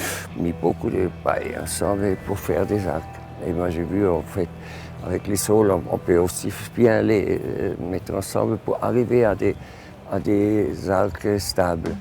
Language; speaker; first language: French; non-native, fluent; German